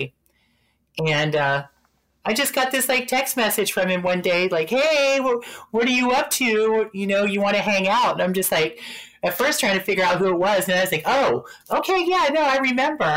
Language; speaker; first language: English; native; English